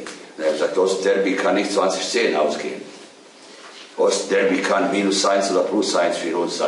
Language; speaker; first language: German; non-native, fluent; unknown